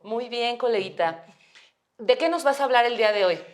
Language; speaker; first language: Spanish; native; Spanish